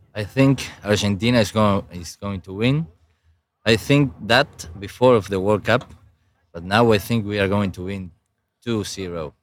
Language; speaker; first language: English; non-native, fluent; Spanish